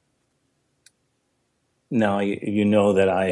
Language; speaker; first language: English; native; English